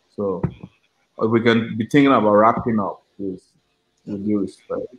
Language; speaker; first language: English; non-native, local second language; Yoruba